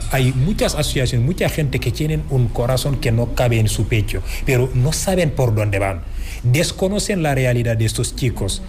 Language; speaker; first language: Spanish; non-native, fluent; Wolof